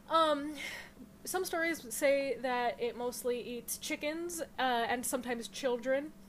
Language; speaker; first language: English; native; English